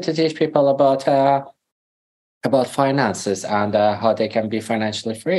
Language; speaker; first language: English; non-native, fluent; Persian